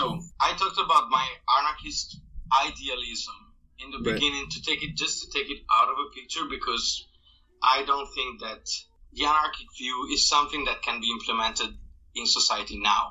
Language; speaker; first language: English; non-native, fluent; Italian